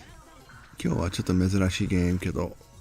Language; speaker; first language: Japanese; non-native, learner; English